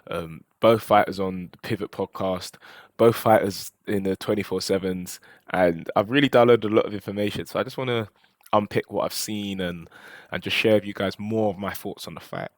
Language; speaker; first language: English; native; English